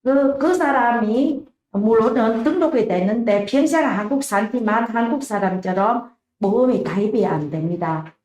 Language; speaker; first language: Korean; non-native, learner; Vietnamese